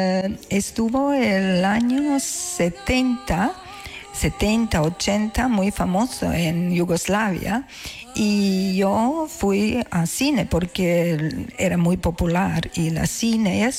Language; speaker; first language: Spanish; non-native, learner; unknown